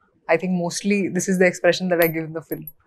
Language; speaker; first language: Telugu; non-native, fluent; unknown